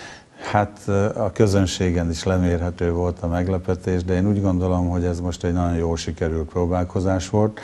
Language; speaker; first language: Hungarian; native; Hungarian